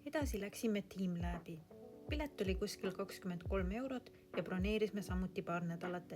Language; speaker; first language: Estonian; native; Estonian